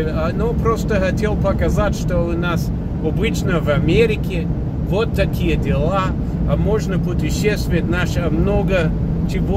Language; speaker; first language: Russian; non-native, fluent; English